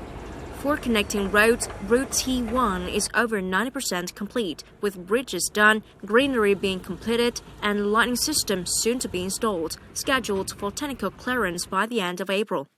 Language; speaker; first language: English; non-native, fluent; Vietnamese